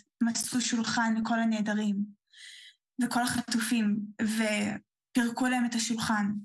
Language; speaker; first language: Hebrew; early bilingual, heritage; Hebrew